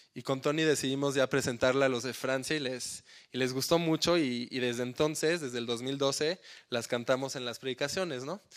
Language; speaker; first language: Spanish; early bilingual, heritage; Spanish